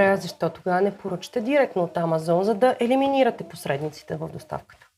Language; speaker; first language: Bulgarian; native; Bulgarian